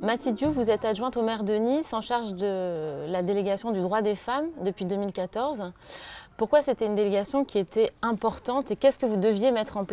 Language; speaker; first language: French; native; French